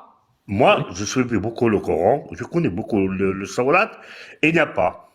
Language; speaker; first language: French; non-native, learner; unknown